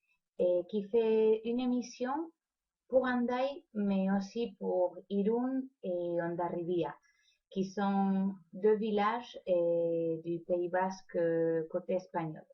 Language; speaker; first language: French; non-native, fluent; Spanish